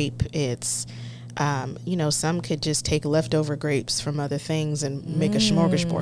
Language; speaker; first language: English; native; English